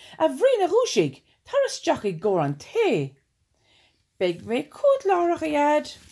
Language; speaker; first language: Irish; non-native, local second language; English